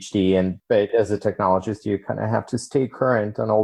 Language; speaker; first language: English; non-native, fluent; Ukrainian